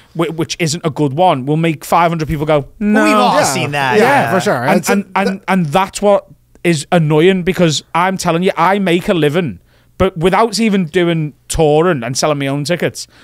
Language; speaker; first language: English; native; English